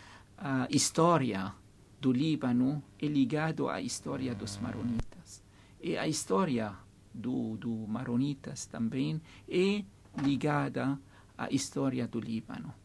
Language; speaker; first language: Portuguese; non-native, fluent; Arabic